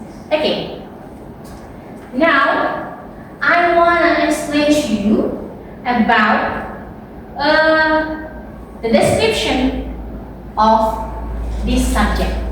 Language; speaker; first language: English; non-native, fluent; Indonesian